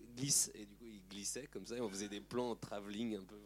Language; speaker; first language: French; native; French